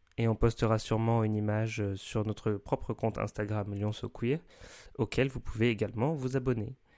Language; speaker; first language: French; native; French